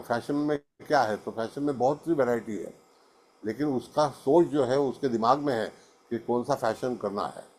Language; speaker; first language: Hindi; non-native, local second language; Marathi